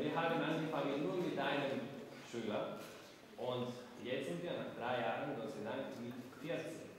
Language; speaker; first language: German; non-native, fluent; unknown